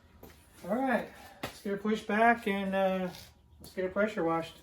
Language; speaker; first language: English; native; English